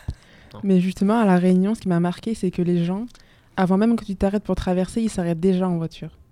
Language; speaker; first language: French; native; French